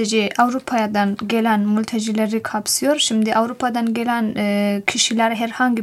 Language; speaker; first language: Turkish; non-native, fluent; Persian